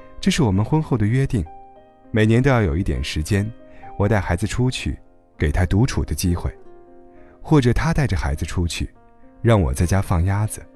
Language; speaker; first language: Chinese; native; Chinese